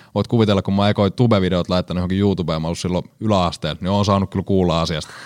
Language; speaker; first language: Finnish; native; Finnish